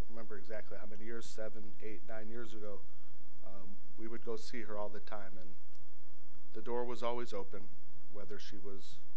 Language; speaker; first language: English; native; English